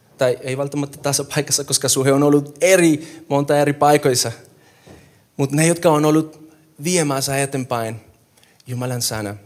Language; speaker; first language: Finnish; non-native, fluent; Spanish